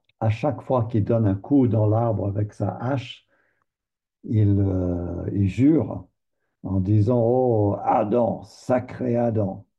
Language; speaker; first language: French; native; French